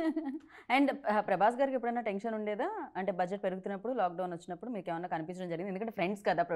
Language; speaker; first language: Telugu; native; Telugu